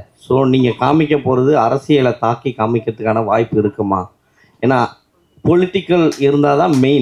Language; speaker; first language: Tamil; native; Tamil